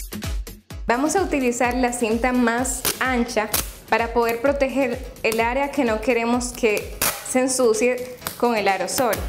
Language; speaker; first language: Spanish; native; Spanish